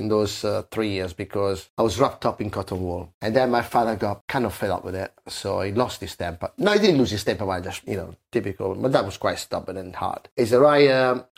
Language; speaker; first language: English; non-native, fluent; Italian